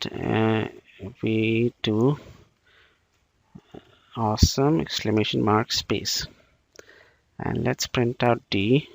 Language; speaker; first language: English; non-native, local second language; Bangla